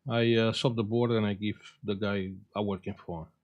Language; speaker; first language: English; non-native, fluent; Romanian